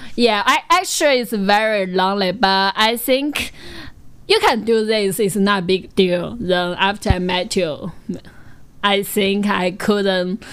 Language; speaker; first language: English; non-native, learner; Chinese